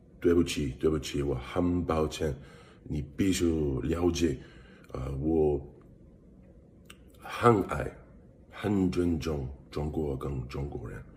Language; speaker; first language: Chinese; non-native, learner; English